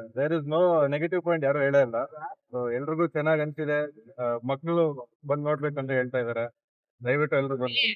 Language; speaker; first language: Kannada; native; Kannada